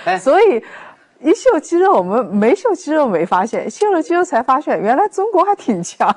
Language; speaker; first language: Chinese; native; Chinese